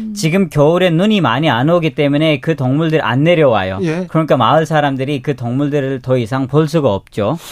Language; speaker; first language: Korean; non-native, fluent; Urdu